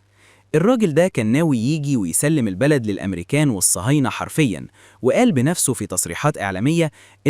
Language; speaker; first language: Arabic; native; Arabic